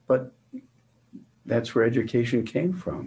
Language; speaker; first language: English; native; English